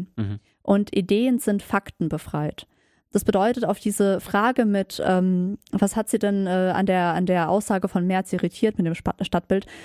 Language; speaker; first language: German; native; German